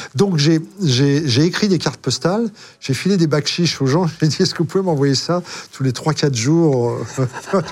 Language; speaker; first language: French; native; French